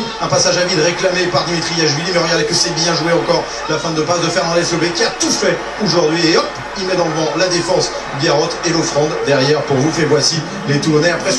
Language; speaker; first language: French; native; French